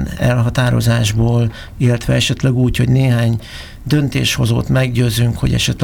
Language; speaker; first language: Hungarian; native; Hungarian